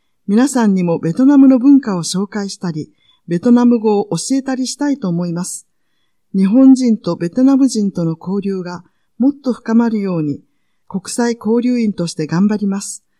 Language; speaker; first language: Japanese; non-native, fluent; Vietnamese